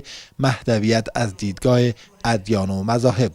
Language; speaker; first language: Persian; native; Persian